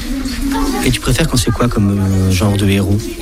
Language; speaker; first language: French; native; French